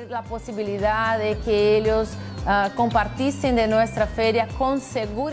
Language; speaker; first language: Spanish; non-native, fluent; Portuguese